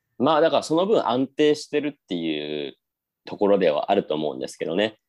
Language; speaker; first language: Japanese; native; Japanese